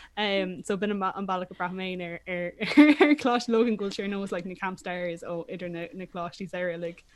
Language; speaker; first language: Irish; non-native, local second language; English